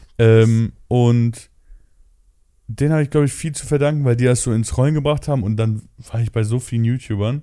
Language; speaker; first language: German; early bilingual, other home language; Polish